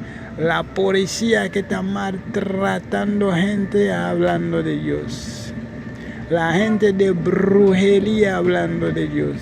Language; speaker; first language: Spanish; non-native, fluent; Haitian Creole